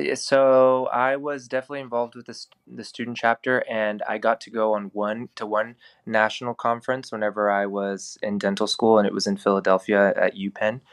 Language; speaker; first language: English; early bilingual, other home language; Spanish